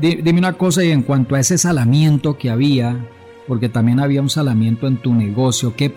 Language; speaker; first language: Spanish; native; Spanish